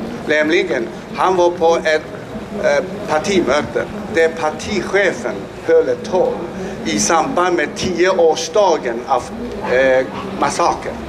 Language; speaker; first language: Swedish; non-native, fluent; Chinese